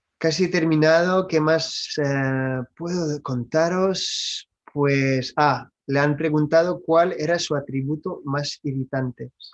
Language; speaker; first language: Spanish; non-native, fluent; French